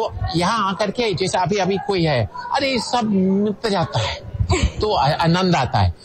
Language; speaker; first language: Hindi; non-native, fluent; English